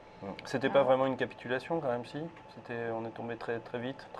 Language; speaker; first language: French; native; French